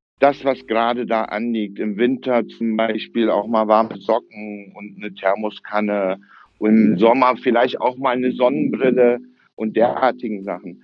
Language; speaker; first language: German; early bilingual, other home language; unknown